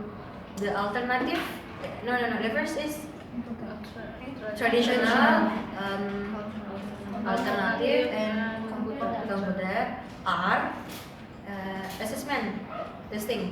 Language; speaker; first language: English; non-native, learner; Indonesian